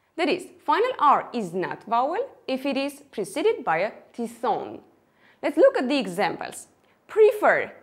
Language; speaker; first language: English; non-native, fluent; Armenian